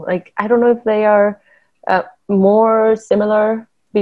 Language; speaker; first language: English; non-native, fluent; Spanish